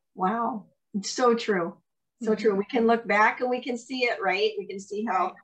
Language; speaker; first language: English; native; English